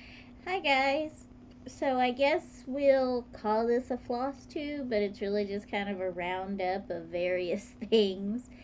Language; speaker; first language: English; native; English